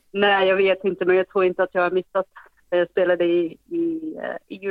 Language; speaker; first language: Swedish; non-native, fluent; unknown